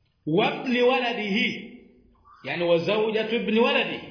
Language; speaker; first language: Arabic; non-native, fluent; Swahili